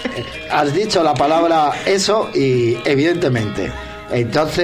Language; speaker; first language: Spanish; native; Spanish